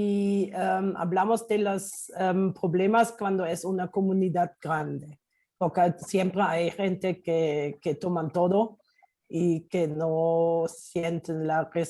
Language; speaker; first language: Spanish; non-native, fluent; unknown